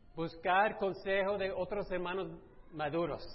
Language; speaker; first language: Spanish; non-native, fluent; English